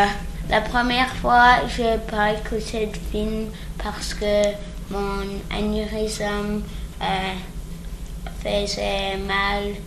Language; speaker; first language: French; early bilingual, other home language; English